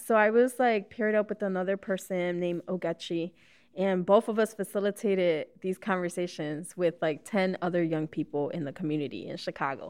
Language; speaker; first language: English; early bilingual, other home language; Spanish